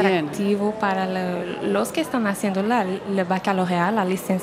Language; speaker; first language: Spanish; non-native, fluent; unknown